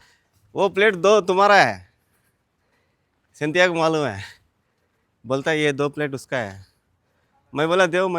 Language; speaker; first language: Hindi; non-native, local second language; Telugu